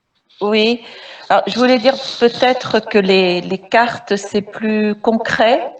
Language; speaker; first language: French; non-native, local second language; Arabic